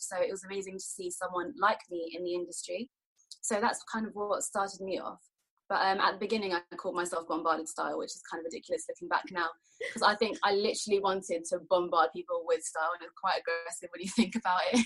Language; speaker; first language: English; native; English